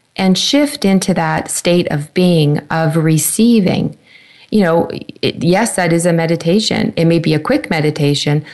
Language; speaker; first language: English; native; English